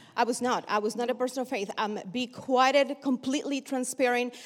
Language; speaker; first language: English; early bilingual, other home language; Spanish